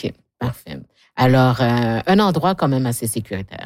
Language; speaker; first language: French; native; French